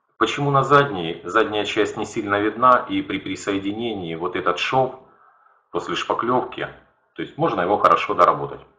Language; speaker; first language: Russian; native; Russian